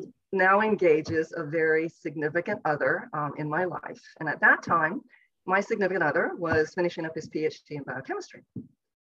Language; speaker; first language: English; native; English